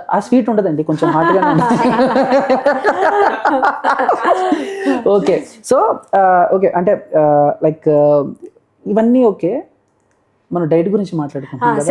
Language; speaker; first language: Telugu; native; Telugu